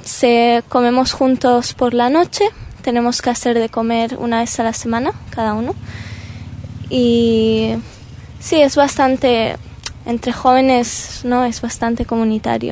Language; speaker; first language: Spanish; early bilingual, heritage; Spanish